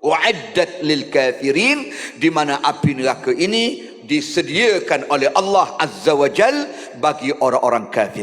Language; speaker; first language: Malay; native; Malay